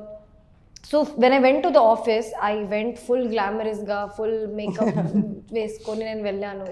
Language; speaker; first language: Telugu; non-native, local second language; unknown